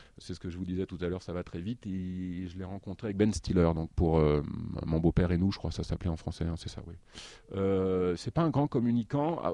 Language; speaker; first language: French; native; French